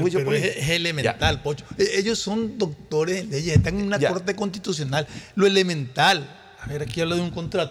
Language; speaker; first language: Spanish; native; Spanish